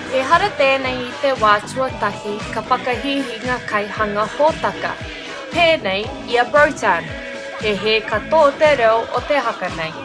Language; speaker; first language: Māori; non-native, local second language; English